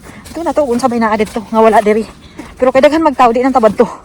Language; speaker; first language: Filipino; non-native, local second language; Cebuano